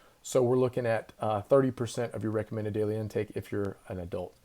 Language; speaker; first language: English; native; English